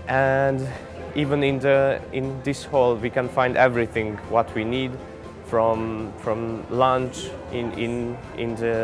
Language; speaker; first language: English; non-native, fluent; Hungarian